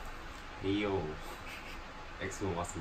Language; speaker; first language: Japanese; non-native, learner; Korean